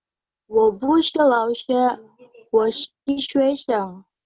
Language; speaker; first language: Chinese; non-native, learner; Indonesian